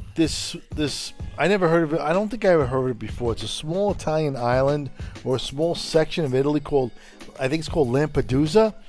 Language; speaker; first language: English; non-native, fluent; Italian